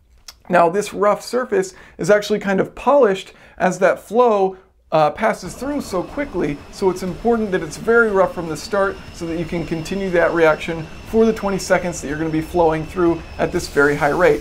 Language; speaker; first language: English; native; English